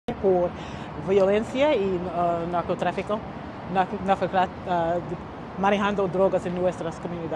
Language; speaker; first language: Spanish; non-native, learner; English